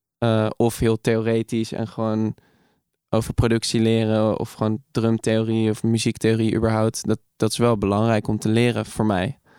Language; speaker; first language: Dutch; native; Dutch